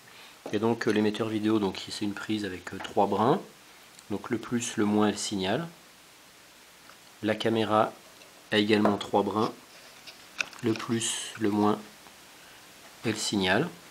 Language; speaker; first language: French; native; French